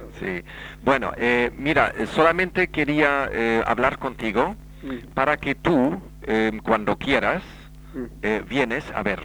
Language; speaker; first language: Spanish; native; Spanish